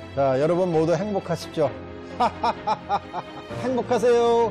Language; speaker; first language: Korean; native; Korean